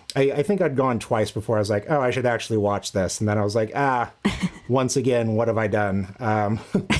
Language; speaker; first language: English; native; English